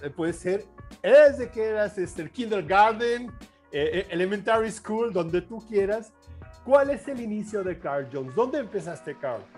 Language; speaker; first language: Spanish; native; Spanish